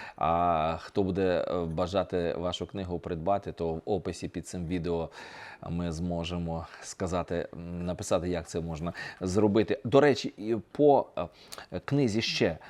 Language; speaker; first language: Ukrainian; native; Ukrainian